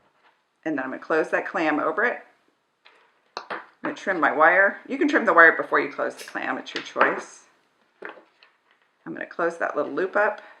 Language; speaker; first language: English; native; English